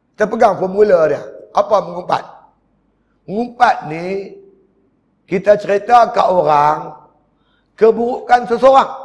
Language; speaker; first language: Malay; native; Malay